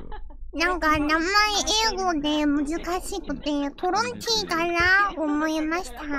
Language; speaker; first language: Japanese; non-native, fluent; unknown